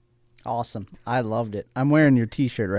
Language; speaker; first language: English; native; English